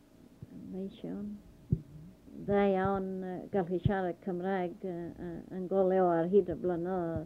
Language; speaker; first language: Welsh; early bilingual, heritage; Welsh